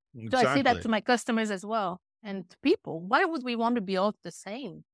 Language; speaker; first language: English; native; English